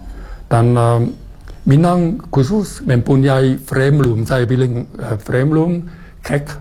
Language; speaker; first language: Indonesian; non-native, fluent; German